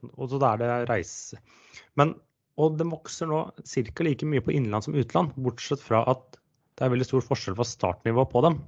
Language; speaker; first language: Norwegian; non-native, fluent; English